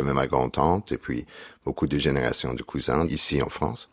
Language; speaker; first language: French; non-native, fluent; English